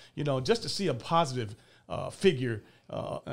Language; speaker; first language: English; native; English